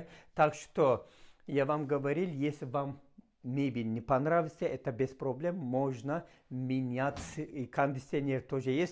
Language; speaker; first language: Russian; non-native, learner; Turkish